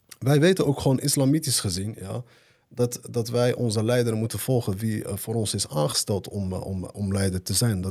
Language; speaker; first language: Dutch; early bilingual, other home language; Arabic